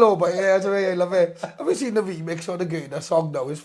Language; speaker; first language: English; native; English